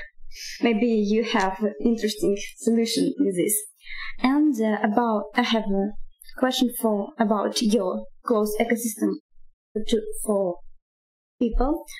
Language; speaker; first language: English; non-native, learner; Russian